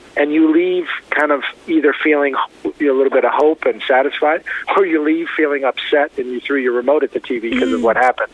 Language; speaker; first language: English; native; English